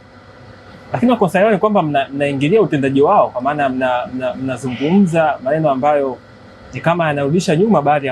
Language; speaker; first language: Swahili; native; Swahili